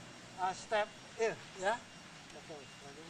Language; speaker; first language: English; non-native, learner; Indonesian